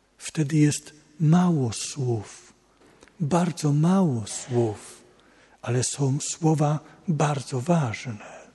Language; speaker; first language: Polish; native; Polish